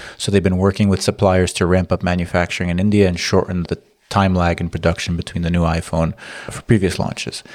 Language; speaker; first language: English; native; English